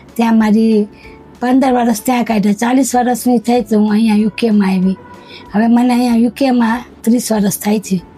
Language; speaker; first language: Gujarati; early bilingual, heritage; Gujarati